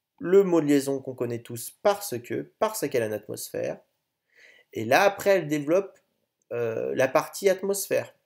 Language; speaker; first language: French; native; French